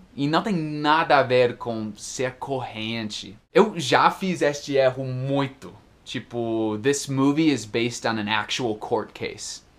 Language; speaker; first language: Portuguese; non-native, fluent; English